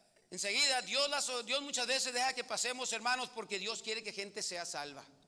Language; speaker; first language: Spanish; early bilingual, heritage; Spanish